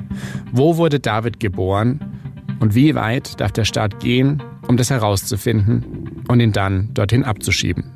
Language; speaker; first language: German; native; German